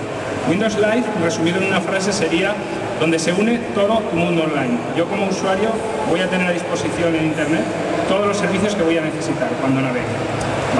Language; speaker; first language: Spanish; native; Spanish